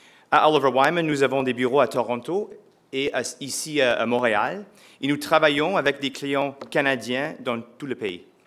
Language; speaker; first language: French; non-native, learner; English